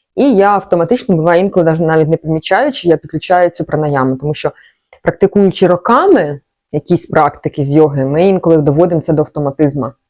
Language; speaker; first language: Ukrainian; non-native, local second language; Russian